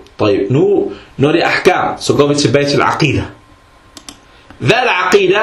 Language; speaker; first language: Danish; early bilingual, other home language; Arabic